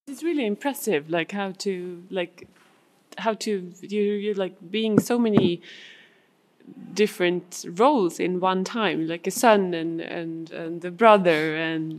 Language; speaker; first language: English; non-native, fluent; Swedish